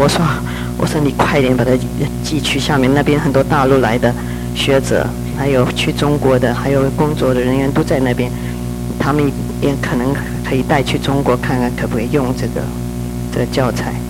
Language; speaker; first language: Chinese; early bilingual, heritage; Chinese